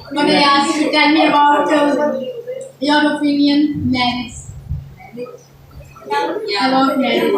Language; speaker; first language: English; non-native, learner; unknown